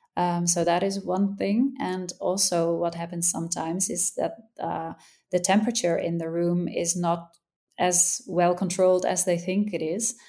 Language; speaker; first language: English; non-native, fluent; Dutch